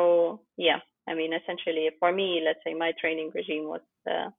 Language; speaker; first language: English; non-native, fluent; Ukrainian